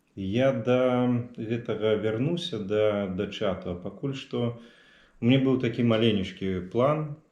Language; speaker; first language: Belarusian; native; Belarusian